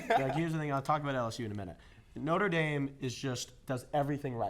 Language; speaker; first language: English; native; English